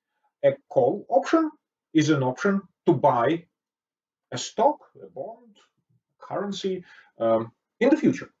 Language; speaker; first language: English; non-native, fluent; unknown